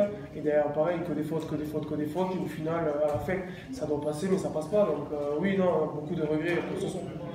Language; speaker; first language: French; native; French